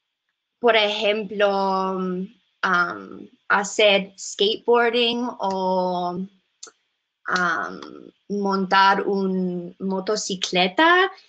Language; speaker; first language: Spanish; non-native, learner; English